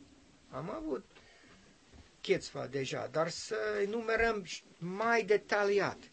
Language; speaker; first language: Romanian; non-native, learner; English